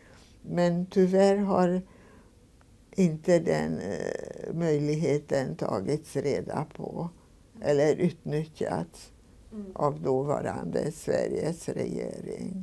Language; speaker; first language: Swedish; non-native, fluent; Hungarian